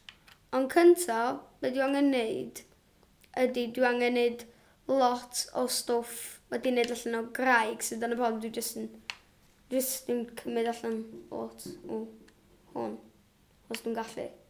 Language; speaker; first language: Welsh; non-native, local second language; English